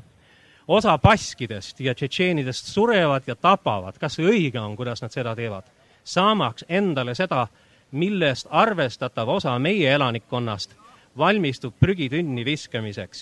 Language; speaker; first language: Estonian; early bilingual, heritage; Estonian